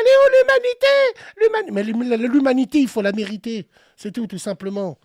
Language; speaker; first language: French; native; French